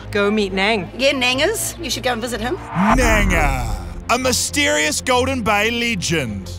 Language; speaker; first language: English; native; English